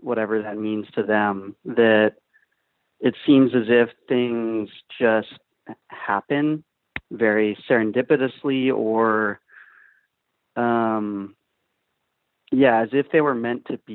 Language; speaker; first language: English; native; English